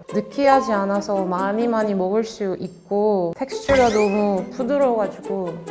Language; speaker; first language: Korean; non-native, fluent; French